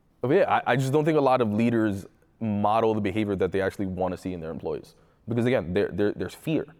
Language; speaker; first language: English; early bilingual, other home language; Spanish